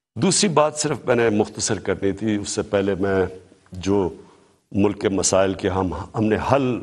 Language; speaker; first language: Urdu; native; Urdu